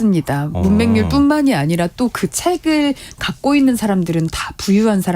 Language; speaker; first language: Korean; native; Korean